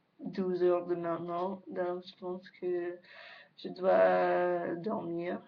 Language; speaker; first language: French; non-native, learner; English